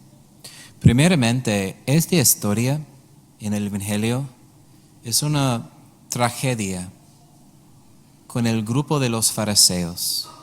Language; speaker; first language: Spanish; non-native, learner; English